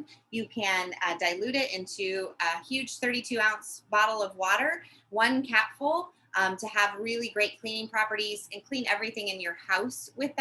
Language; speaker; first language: English; native; English